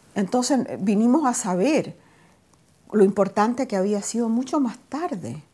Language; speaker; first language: Spanish; native; Spanish